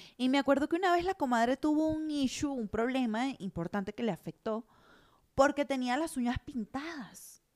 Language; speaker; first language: Spanish; native; Spanish